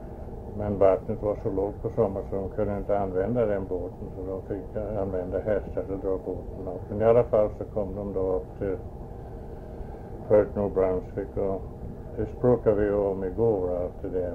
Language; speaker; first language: Swedish; early bilingual, heritage; Swedish